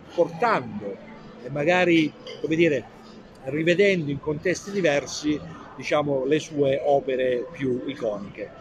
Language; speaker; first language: Italian; native; Italian